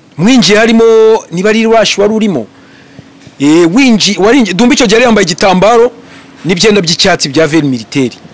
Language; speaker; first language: Kinyarwanda; native; Kinyarwanda